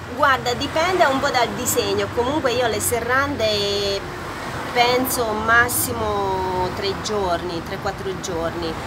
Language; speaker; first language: Italian; non-native, fluent; Hungarian